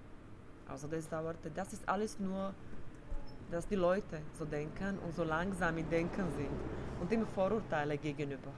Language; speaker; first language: German; non-native, fluent; Slovak